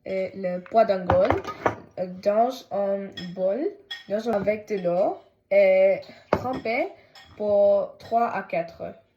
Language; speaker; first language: French; non-native, learner; Tamil